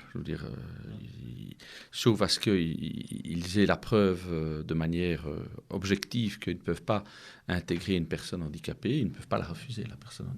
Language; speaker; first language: French; native; French